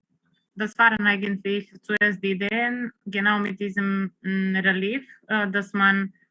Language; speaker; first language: German; non-native, fluent; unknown